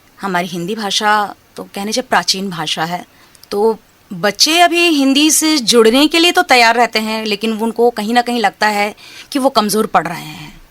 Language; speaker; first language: Hindi; non-native, local second language; Bangla